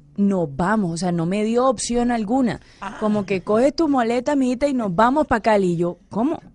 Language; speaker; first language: Spanish; native; Spanish